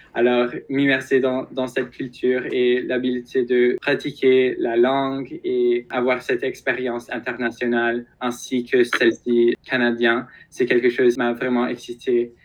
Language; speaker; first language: French; non-native, local second language; English